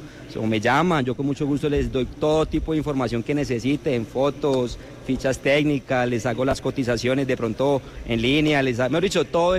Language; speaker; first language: Spanish; native; Spanish